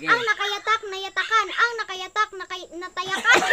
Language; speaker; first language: Cebuano; native; Cebuano